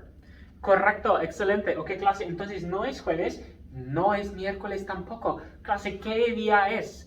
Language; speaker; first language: Spanish; non-native, fluent; English